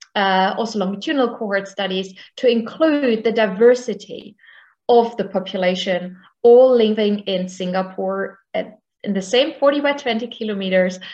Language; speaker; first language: English; non-native, fluent; German